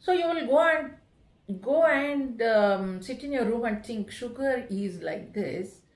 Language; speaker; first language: English; non-native, local second language; Kannada